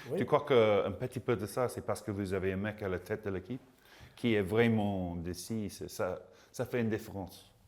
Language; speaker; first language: French; non-native, learner; English